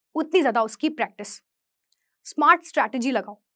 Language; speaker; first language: Hindi; native; Hindi